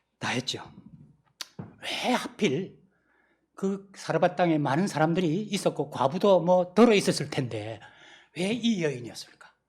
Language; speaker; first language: Korean; native; Korean